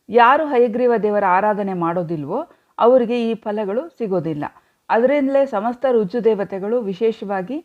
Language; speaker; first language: Kannada; native; Kannada